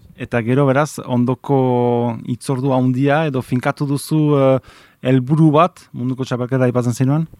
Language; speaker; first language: Basque; native; Basque